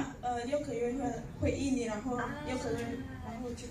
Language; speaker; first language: Chinese; non-native, learner; Indonesian